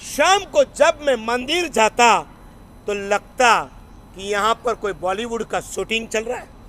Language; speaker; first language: Hindi; non-native, local second language; Gujarati